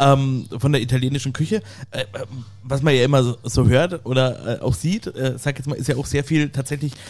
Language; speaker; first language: German; native; German